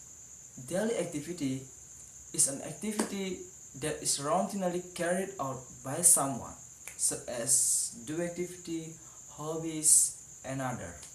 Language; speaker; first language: English; non-native, learner; Indonesian